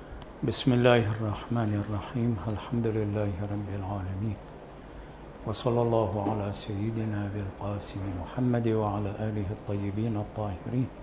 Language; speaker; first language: Arabic; native; Arabic